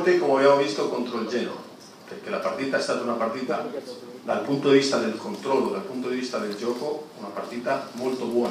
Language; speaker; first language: Italian; non-native, fluent; Spanish